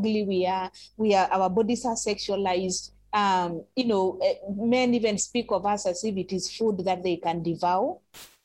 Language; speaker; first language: English; non-native, local second language; Masai